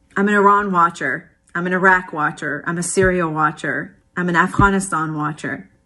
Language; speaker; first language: English; early bilingual, other home language; Persian